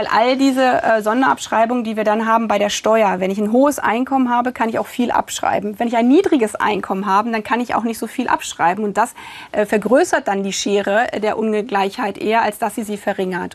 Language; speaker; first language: German; native; German